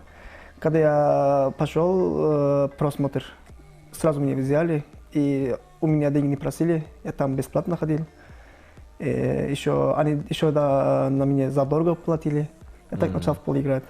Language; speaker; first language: Russian; non-native, learner; Turkish